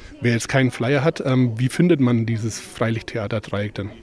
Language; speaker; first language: German; native; German